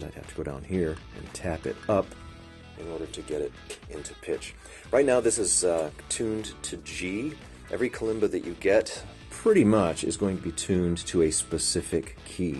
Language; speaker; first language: English; native; English